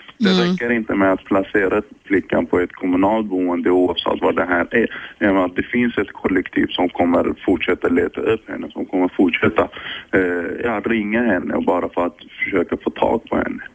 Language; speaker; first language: Swedish; early bilingual, other home language; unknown